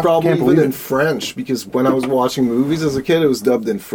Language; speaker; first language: English; native; English